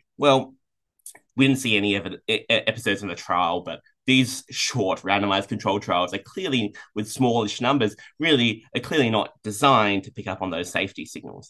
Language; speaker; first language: English; native; English